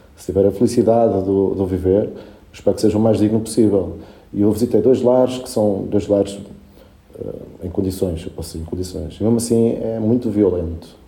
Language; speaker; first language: Portuguese; early bilingual, other home language; Spanish